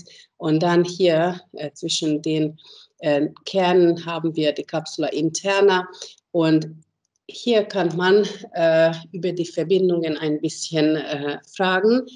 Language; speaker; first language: German; non-native, fluent; Hungarian